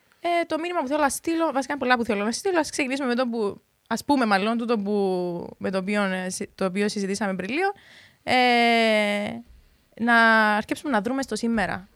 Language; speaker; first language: Greek; native; Greek